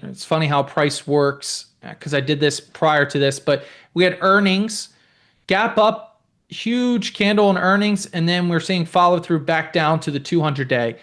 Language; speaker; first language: English; native; English